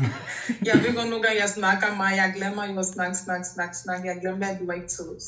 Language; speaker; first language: Danish; non-native, local second language; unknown